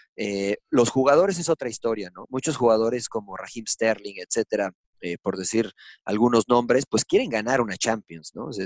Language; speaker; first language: Spanish; early bilingual, heritage; Spanish